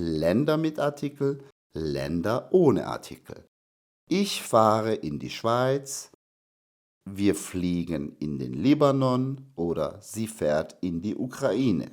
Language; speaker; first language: German; non-native, fluent; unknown